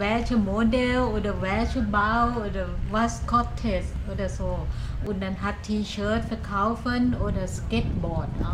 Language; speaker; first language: German; non-native, learner; Thai